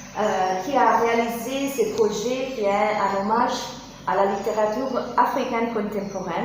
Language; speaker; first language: French; non-native, fluent; Italian